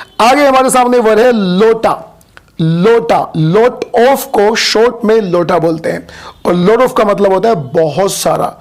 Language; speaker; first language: Hindi; native; Hindi